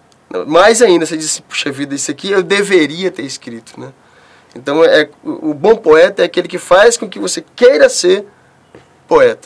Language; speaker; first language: Portuguese; native; Portuguese